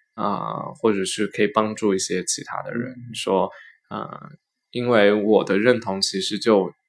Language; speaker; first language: Chinese; native; Chinese